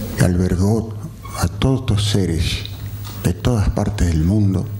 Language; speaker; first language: Spanish; native; Spanish